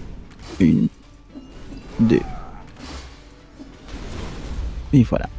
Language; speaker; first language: French; native; French